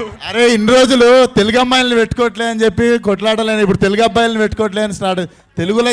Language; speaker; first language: Telugu; native; Telugu